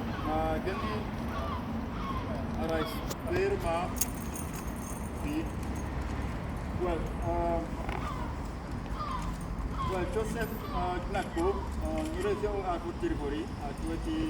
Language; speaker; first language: Welsh; non-native, fluent; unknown